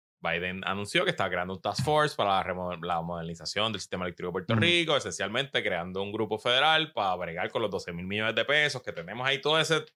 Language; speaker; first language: Spanish; native; Spanish